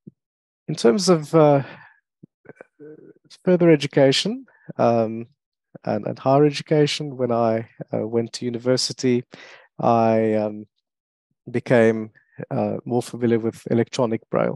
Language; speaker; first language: English; non-native, local second language; French